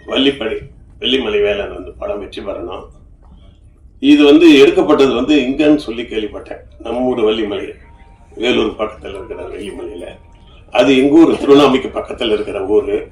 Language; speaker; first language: Tamil; native; Tamil